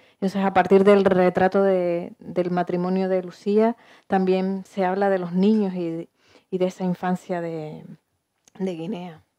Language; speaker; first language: Spanish; native; Spanish